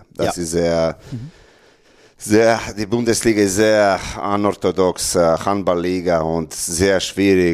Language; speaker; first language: German; non-native, learner; Serbian